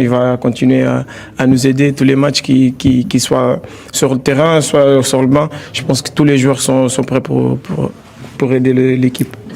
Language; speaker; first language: French; non-native, fluent; Portuguese